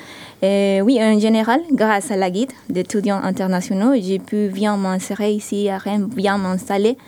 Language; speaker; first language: French; non-native, fluent; Spanish